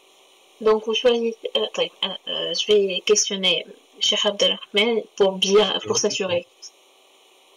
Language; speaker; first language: French; non-native, learner; Arabic